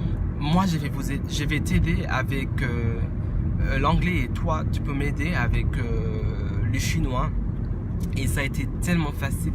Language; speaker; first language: French; non-native, fluent; English